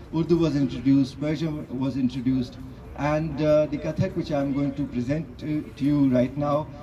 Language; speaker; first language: English; non-native, local second language; Pashto